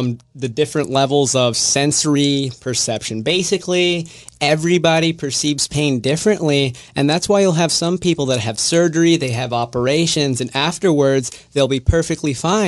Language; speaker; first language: English; native; English